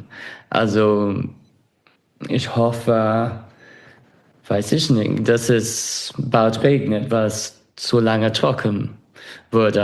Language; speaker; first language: German; non-native, fluent; English